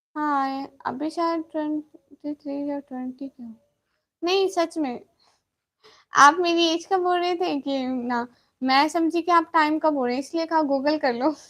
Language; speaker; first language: Urdu; non-native, local second language; Punjabi